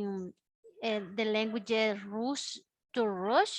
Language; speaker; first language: English; non-native, learner; Spanish